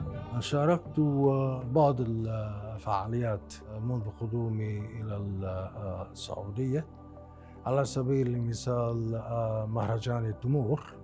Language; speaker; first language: Arabic; non-native, fluent; Japanese